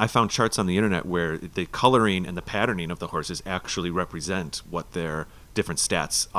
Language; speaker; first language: English; native; English